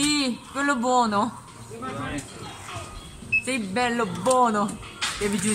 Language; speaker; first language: Italian; non-native, learner; Korean